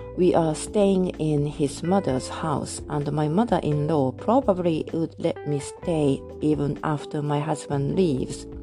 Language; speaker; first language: English; non-native, fluent; Japanese